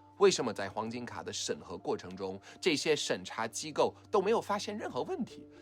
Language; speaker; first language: Chinese; non-native, fluent; English